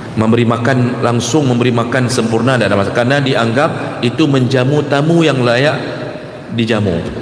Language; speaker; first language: Malay; non-native, local second language; Achinese